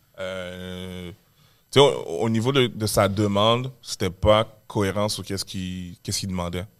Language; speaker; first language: French; native; French